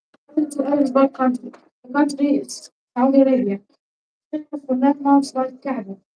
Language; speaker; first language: English; non-native, learner; Arabic